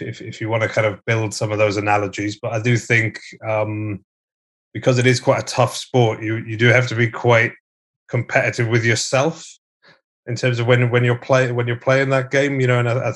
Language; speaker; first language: English; native; English